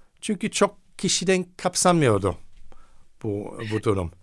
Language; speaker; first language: Turkish; non-native, fluent; German